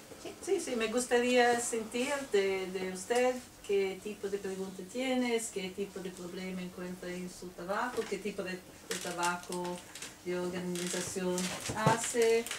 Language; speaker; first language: Spanish; non-native, fluent; Italian